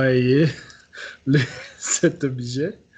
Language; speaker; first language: French; non-native, learner; Portuguese